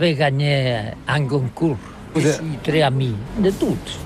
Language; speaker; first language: French; non-native, learner; Catalan